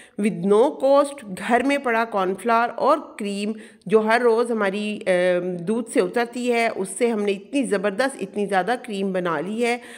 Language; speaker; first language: Urdu; native; Urdu